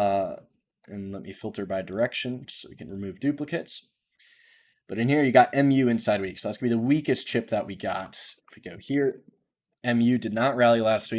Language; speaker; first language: English; native; English